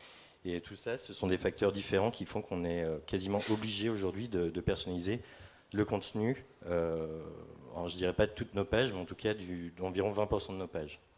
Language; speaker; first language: French; native; French